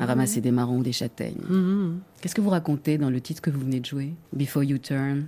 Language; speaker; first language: French; native; French